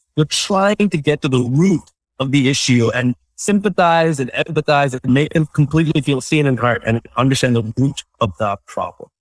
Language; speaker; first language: English; non-native, local second language; Malayalam